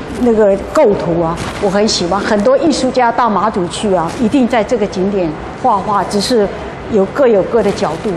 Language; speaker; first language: Chinese; native; Chinese